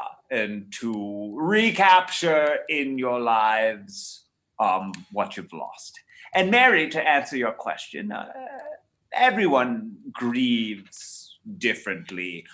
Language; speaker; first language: English; native; English